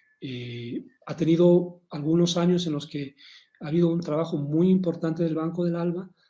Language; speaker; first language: Spanish; native; Spanish